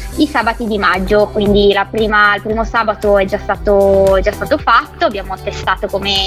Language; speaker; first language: Italian; native; Italian